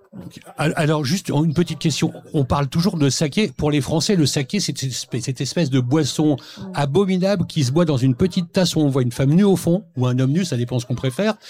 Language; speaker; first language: French; native; French